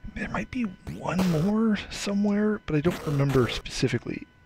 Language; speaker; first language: English; native; English